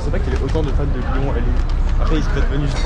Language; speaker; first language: French; native; French